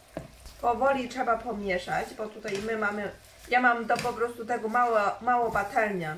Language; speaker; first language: Polish; non-native, learner; Chinese